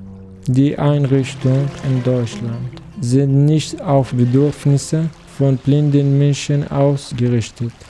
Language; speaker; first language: German; non-native, learner; Arabic